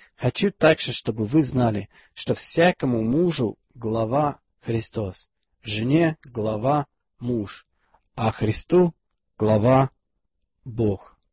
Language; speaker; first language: Russian; non-native, fluent; English